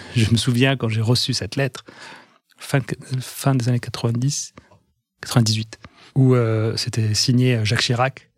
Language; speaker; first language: French; non-native, local second language; Arabic